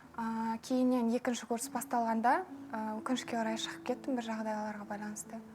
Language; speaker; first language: Kazakh; native; Kazakh